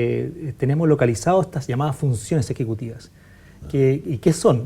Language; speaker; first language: Spanish; native; Spanish